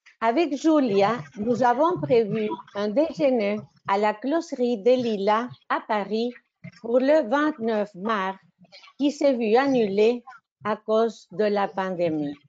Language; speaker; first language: French; non-native, fluent; Spanish